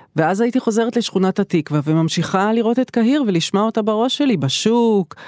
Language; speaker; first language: Hebrew; native; Hebrew